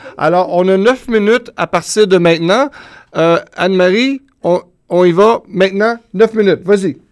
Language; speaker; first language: French; native; French